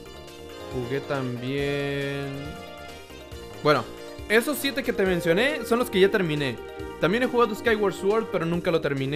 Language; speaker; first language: Spanish; native; Spanish